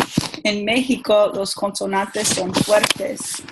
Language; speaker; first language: Spanish; non-native, learner; English